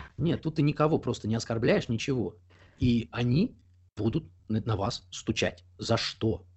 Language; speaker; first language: Russian; native; Russian